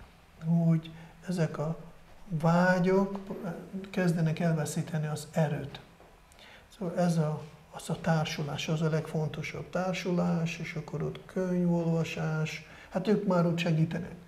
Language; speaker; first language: Hungarian; non-native, fluent; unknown